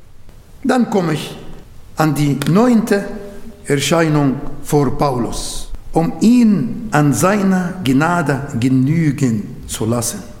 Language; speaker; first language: German; non-native, learner; Arabic